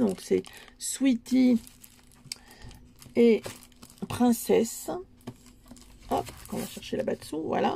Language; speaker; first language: French; native; French